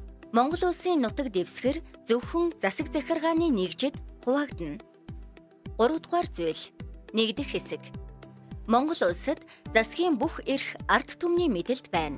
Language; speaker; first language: Mongolian; native; Mongolian